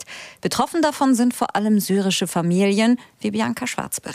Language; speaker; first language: German; native; German